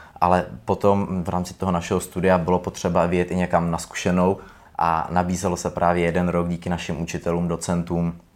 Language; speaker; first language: Czech; native; Czech